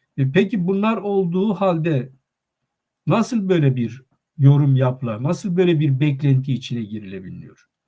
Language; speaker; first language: Turkish; non-native, local second language; Kurdish